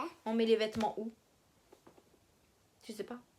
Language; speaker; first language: French; native; French